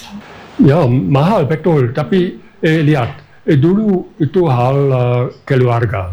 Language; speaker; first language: Indonesian; non-native, fluent; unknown